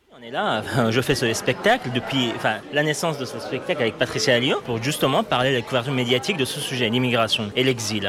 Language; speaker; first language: French; non-native, fluent; Persian